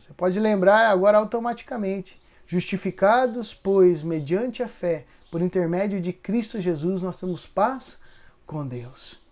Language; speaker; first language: Portuguese; native; Portuguese